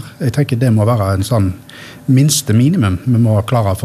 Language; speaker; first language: Norwegian; native; Norwegian